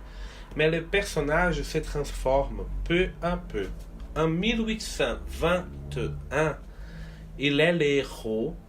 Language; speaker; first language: French; non-native, fluent; Portuguese